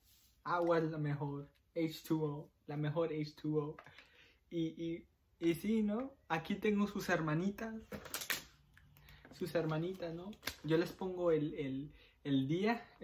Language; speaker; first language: Spanish; early bilingual, heritage; Spanish